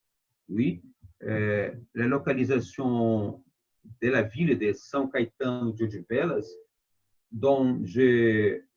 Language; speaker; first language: French; non-native, fluent; Portuguese